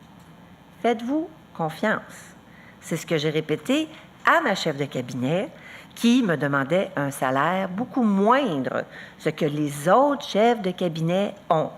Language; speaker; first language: French; native; French